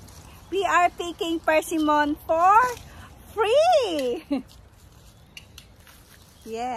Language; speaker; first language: English; non-native, local second language; Filipino